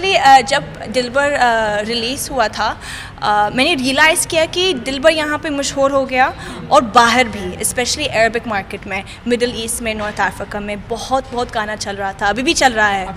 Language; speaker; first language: Hindi; non-native, fluent; English